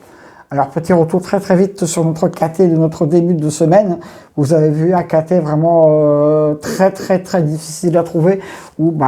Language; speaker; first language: French; native; French